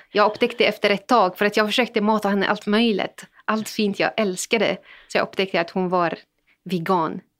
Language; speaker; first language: Swedish; non-native, fluent; Arabic